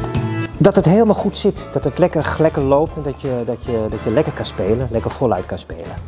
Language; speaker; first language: Dutch; native; Dutch